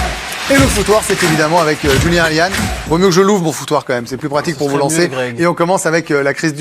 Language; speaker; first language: French; native; French